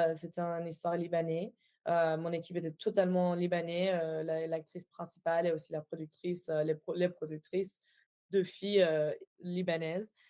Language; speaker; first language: French; non-native, fluent; Persian